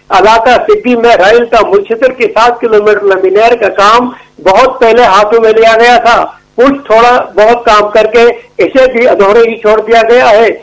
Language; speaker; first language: Urdu; non-native, local second language; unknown